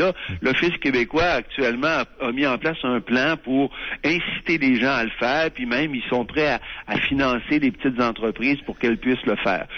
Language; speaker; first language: French; native; French